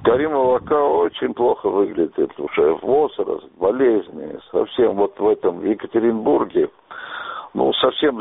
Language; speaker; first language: Russian; non-native, local second language; Uzbek